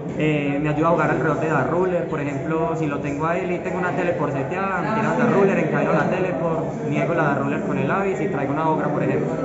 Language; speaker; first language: Spanish; native; Spanish